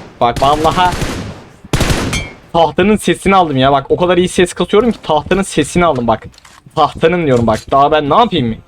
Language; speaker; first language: Turkish; native; Turkish